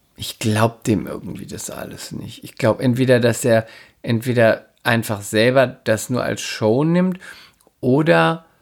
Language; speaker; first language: German; non-native, fluent; Spanish